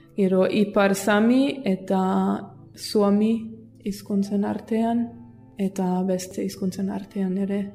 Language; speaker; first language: Basque; non-native, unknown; German